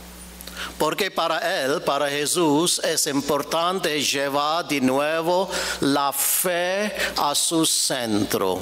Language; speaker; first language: Spanish; non-native, fluent; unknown